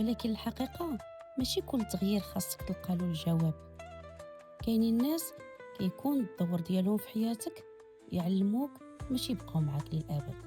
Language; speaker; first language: Arabic; native; Arabic